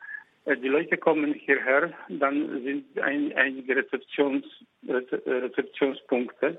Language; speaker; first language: German; non-native, fluent; Polish